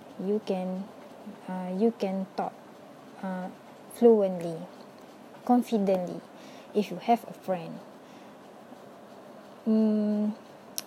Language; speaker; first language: English; non-native, local second language; Malay